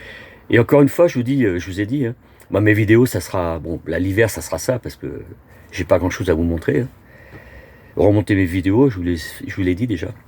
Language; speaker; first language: French; native; French